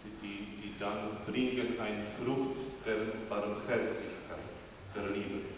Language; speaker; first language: German; non-native, fluent; Polish